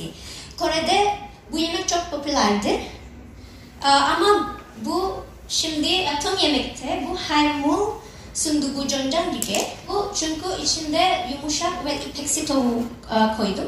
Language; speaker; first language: Turkish; non-native, learner; Indonesian